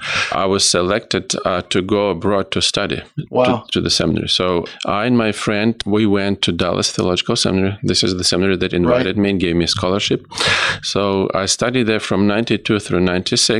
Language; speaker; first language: English; non-native, fluent; Ukrainian